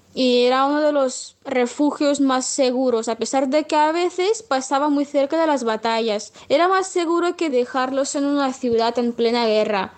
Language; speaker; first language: Spanish; non-native, fluent; Russian